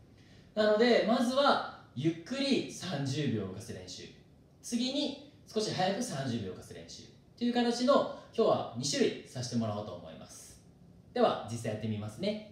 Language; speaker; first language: Japanese; native; Japanese